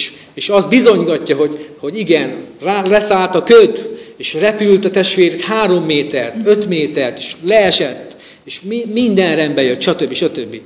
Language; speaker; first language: Hungarian; native; Hungarian